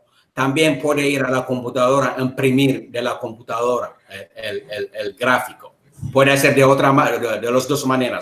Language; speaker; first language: Spanish; non-native, learner; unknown